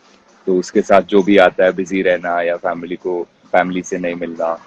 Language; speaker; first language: Hindi; non-native, local second language; Kannada